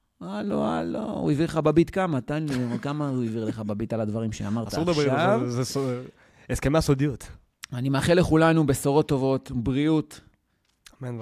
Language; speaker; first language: Hebrew; native; Hebrew